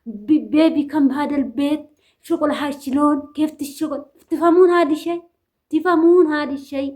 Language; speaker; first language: Arabic; non-native, learner; Oromo